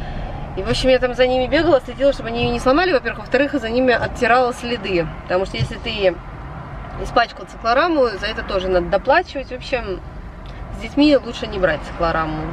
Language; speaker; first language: Russian; native; Russian